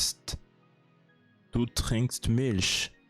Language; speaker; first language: German; non-native, learner; French